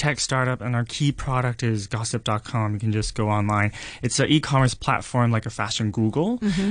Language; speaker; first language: English; native; English